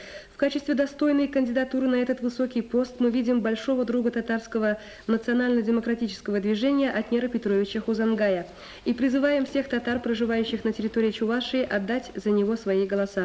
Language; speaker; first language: Russian; native; Russian